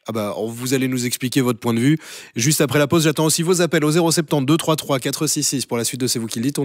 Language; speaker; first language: French; native; French